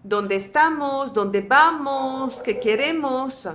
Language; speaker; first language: Spanish; non-native, fluent; French